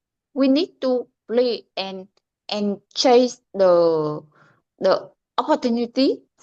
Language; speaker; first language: English; non-native, learner; Vietnamese